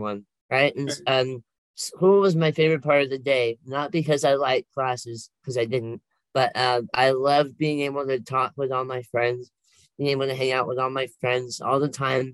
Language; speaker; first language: English; native; English